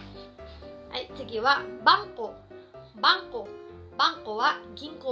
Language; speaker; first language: Japanese; non-native, fluent; Filipino